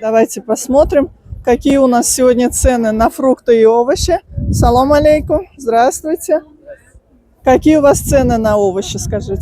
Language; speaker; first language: Russian; native; Russian